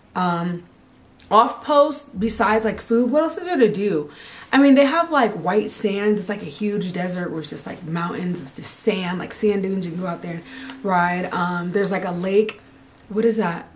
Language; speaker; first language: English; native; English